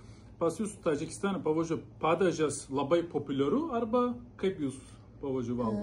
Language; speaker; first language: Lithuanian; non-native, learner; Turkish